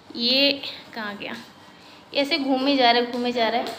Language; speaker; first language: Hindi; native; Hindi